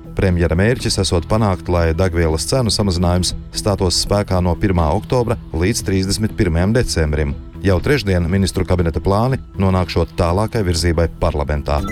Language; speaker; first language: Latvian; native; Latvian